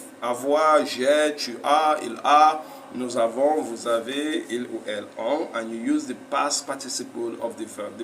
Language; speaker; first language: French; non-native, fluent; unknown